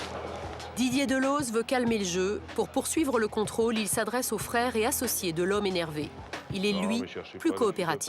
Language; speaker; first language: French; native; French